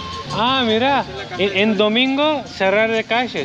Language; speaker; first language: Spanish; non-native, learner; Turkish